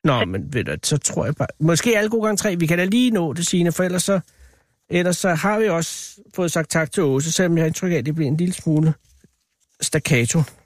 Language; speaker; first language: Danish; native; Danish